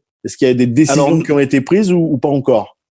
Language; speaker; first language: French; native; French